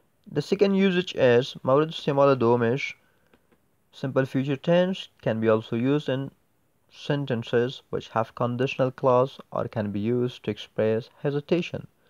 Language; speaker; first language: English; non-native, fluent; Persian